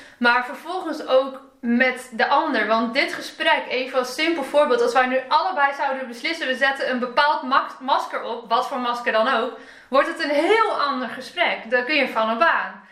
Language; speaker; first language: Dutch; native; Dutch